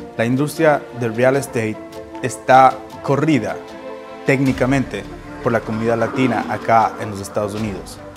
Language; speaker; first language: Spanish; native; Spanish